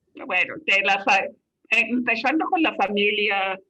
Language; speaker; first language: Spanish; non-native, fluent; English